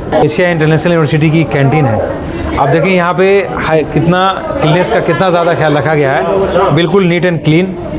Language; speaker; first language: Hindi; native; Hindi